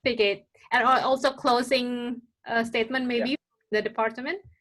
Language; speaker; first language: English; non-native, local second language; Indonesian